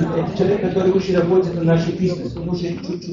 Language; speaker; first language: Russian; non-native, learner; German